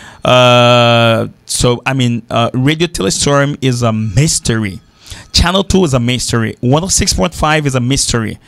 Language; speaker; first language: English; non-native, fluent; Haitian Creole